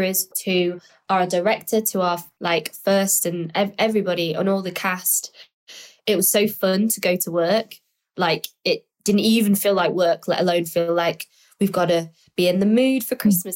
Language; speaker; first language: English; native; English